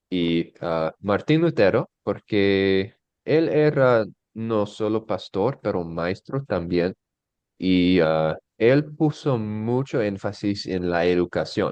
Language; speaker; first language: Spanish; non-native, fluent; English